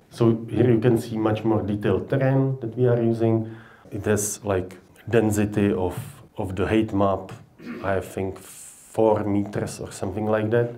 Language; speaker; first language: English; non-native, fluent; Czech